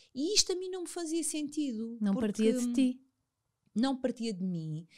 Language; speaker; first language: Portuguese; native; Portuguese